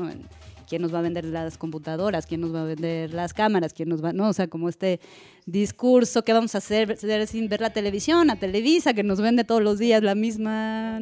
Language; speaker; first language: Spanish; native; Spanish